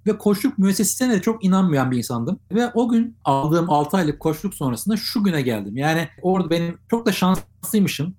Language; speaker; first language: Turkish; native; Turkish